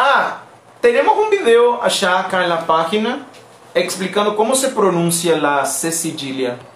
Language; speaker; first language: Spanish; non-native, fluent; Portuguese